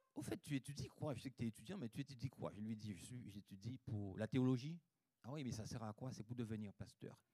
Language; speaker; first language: French; native; French